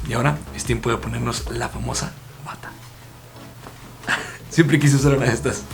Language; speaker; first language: Spanish; native; Spanish